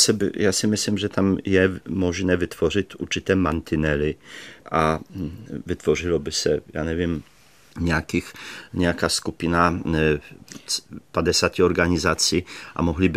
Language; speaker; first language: Czech; native; Czech